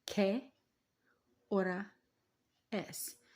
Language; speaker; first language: Spanish; non-native, learner; English